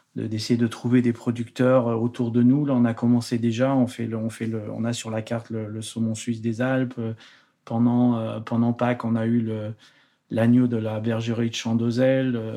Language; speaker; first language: French; native; French